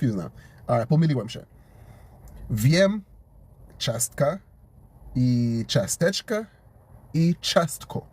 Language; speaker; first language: Polish; non-native, learner; English